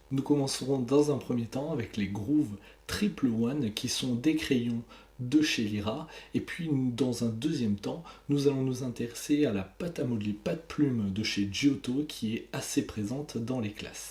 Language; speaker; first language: French; native; French